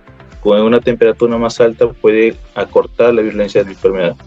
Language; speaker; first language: Spanish; native; Spanish